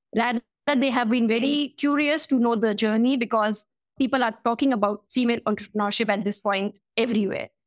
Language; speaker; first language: English; non-native, local second language; Hindi